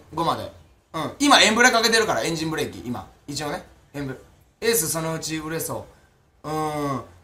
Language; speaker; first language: Japanese; native; Japanese